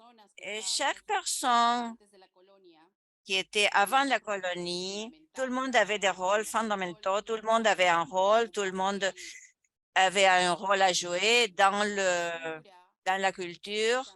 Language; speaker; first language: French; non-native, fluent; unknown